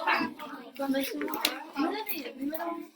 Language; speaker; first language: Spanish; early bilingual, other home language; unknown